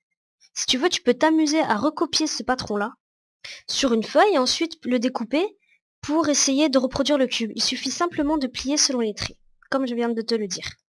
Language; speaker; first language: French; native; French